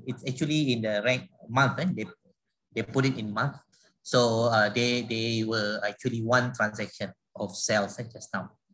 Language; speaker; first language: English; non-native, local second language; Malay